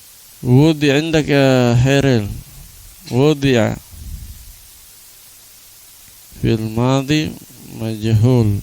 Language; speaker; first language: Arabic; non-native, fluent; Indonesian